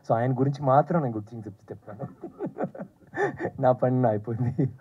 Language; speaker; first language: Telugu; non-native, learner; Tamil